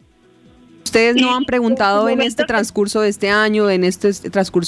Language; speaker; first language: Spanish; native; Spanish